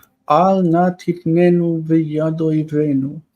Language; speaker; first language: Hebrew; non-native, fluent; English